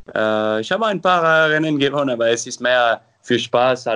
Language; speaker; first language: German; non-native, local second language; French